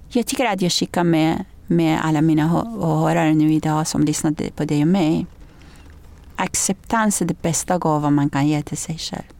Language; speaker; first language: Swedish; non-native, fluent; Persian